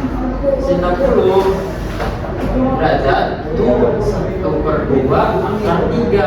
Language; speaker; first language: Indonesian; native; Indonesian